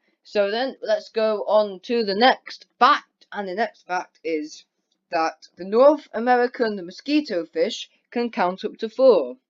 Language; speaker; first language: English; native; English